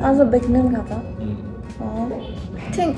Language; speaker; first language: Korean; non-native, fluent; Nepali